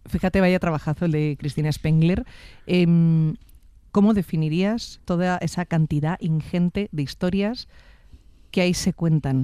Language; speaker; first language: Spanish; native; Spanish